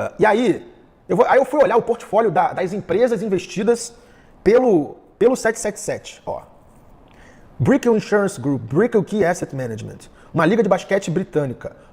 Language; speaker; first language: Portuguese; early bilingual, heritage; Portuguese